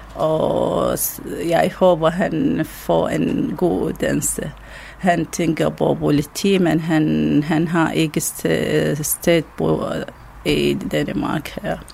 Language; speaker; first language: Danish; non-native, learner; Arabic